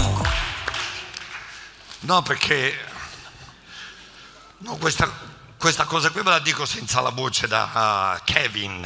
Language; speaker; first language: Italian; native; Italian